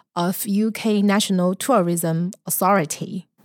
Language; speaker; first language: English; non-native, fluent; Chinese